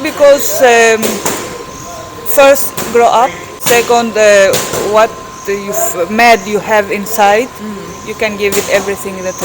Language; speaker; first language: English; non-native, fluent; Greek